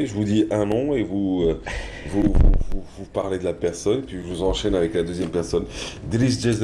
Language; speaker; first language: French; non-native, local second language; Arabic